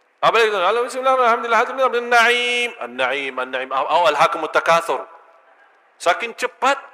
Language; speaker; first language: Malay; non-native, fluent; Arabic